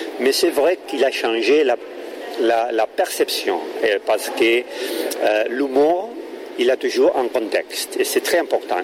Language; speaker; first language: French; non-native, learner; Catalan